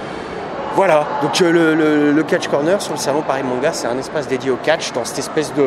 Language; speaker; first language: French; native; French